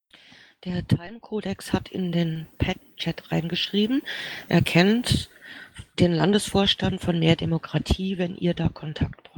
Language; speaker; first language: German; native; German